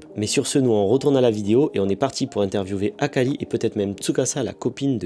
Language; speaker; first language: French; native; French